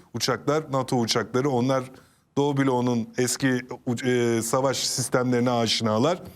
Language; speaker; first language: Turkish; native; Turkish